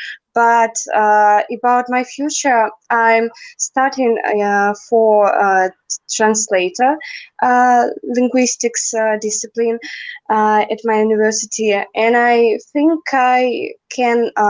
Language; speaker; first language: English; non-native, learner; Russian